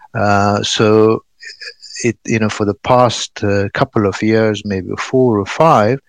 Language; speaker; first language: English; non-native, fluent; Pashto